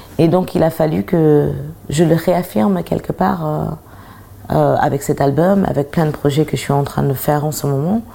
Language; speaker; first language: French; early bilingual, other home language; English